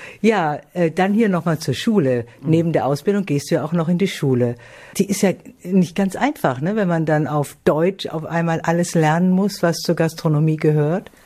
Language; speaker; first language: German; native; German